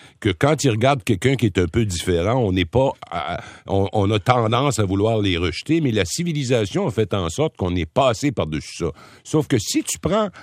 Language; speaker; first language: French; native; French